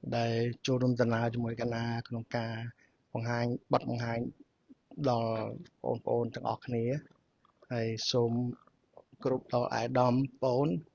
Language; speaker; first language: Khmer; native; Khmer